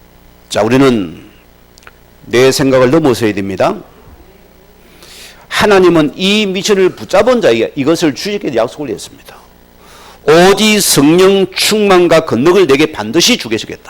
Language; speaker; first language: Korean; native; Korean